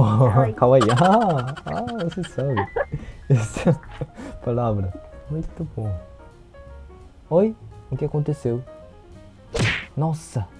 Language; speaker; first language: Portuguese; non-native, learner; Japanese